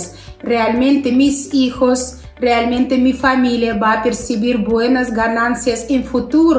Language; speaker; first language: Spanish; non-native, fluent; Russian